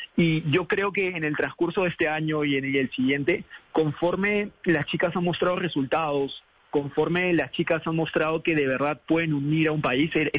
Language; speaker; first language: Spanish; native; Spanish